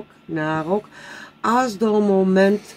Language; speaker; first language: Polish; non-native, learner; Dutch